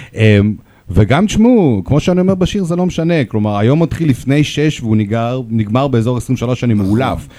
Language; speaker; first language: Hebrew; non-native, fluent; Russian